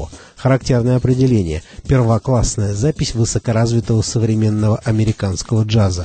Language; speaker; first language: Russian; native; Russian